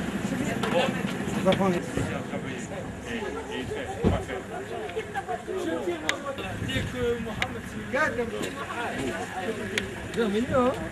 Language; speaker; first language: French; non-native, fluent; Dutch